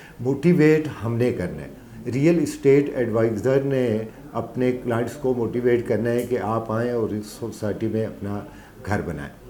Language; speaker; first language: Urdu; non-native, local second language; Punjabi